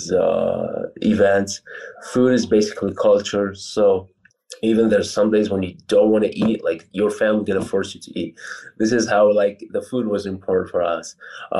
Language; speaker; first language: English; non-native, fluent; Arabic